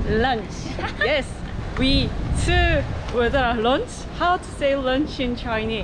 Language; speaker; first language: English; non-native, learner; Korean